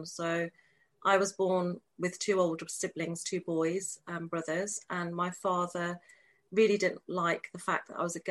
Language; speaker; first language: English; native; English